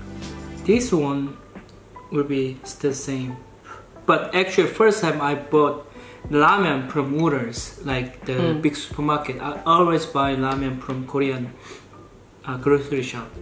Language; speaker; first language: English; non-native, fluent; Korean